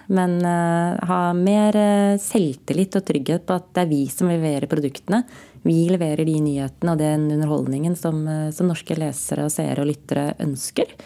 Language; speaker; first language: Norwegian; native; Norwegian